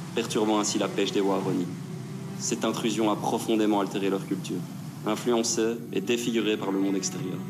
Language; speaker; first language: French; native; French